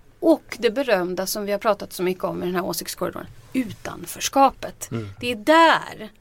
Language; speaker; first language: Swedish; native; Swedish